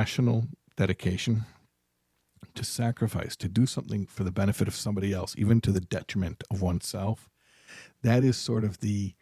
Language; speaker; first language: English; native; English